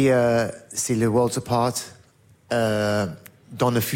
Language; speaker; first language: French; non-native, learner; English